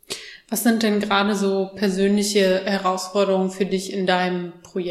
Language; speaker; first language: German; native; German